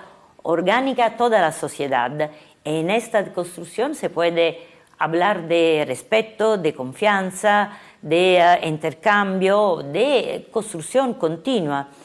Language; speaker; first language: Spanish; non-native, fluent; Italian